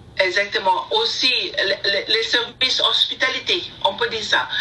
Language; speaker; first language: French; non-native, learner; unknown